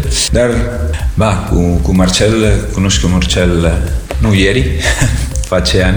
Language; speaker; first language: Romanian; non-native, learner; Spanish